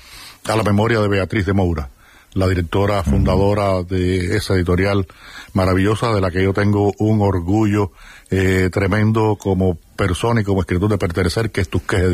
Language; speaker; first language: Spanish; native; Spanish